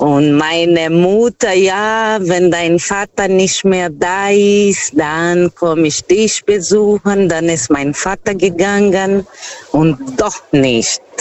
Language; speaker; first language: German; non-native, fluent; Portuguese